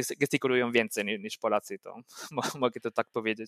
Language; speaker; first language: Polish; non-native, fluent; Italian